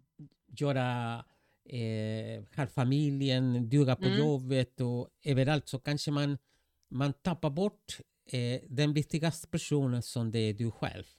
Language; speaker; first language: Swedish; non-native, fluent; Spanish